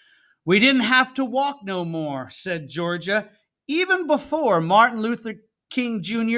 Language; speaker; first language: English; native; English